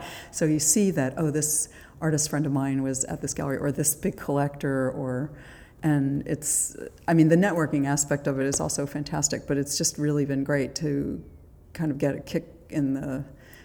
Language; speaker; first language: English; native; English